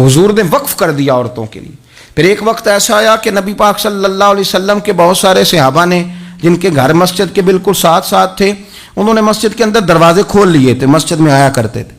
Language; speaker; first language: Urdu; native; Urdu